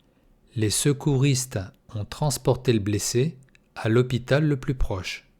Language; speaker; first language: French; non-native, fluent; Russian